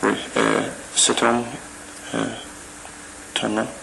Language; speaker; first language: French; non-native, learner; English